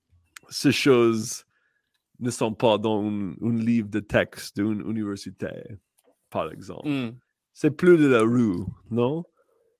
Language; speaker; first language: French; non-native, learner; English